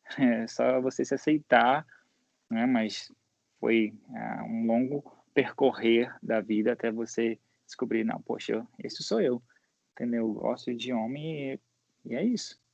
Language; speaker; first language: Portuguese; native; Portuguese